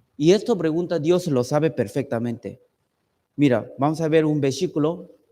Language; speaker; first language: Spanish; non-native, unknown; Chinese